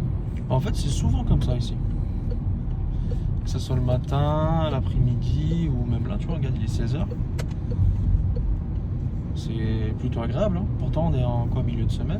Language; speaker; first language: French; native; French